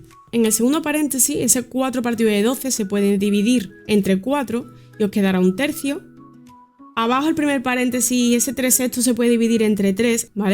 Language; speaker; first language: Spanish; native; Spanish